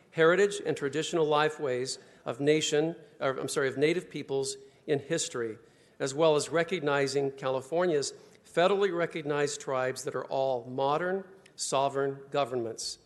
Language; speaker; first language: English; native; English